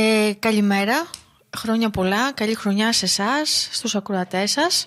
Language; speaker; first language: Greek; native; Greek